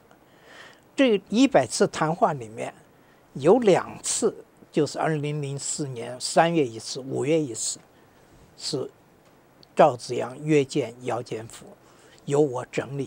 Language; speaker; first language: Chinese; native; Chinese